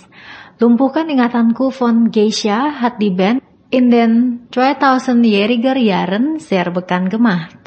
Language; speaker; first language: German; non-native, fluent; Indonesian